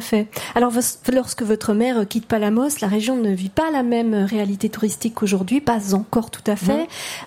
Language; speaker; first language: French; native; French